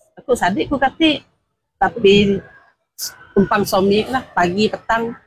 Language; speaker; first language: Malay; non-native, local second language; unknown